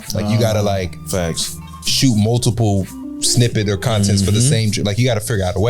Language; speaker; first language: English; native; English